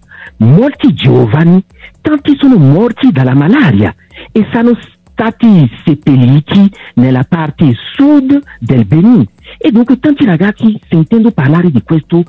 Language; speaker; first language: Italian; non-native, local second language; French